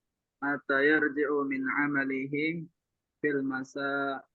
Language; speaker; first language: Arabic; non-native, learner; Indonesian